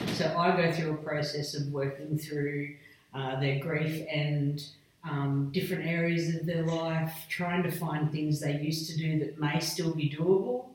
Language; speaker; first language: English; native; English